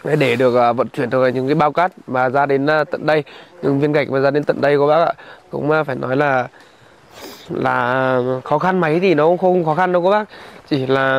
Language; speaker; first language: Vietnamese; native; Vietnamese